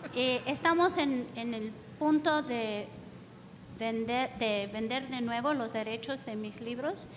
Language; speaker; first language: Spanish; early bilingual, heritage; Spanish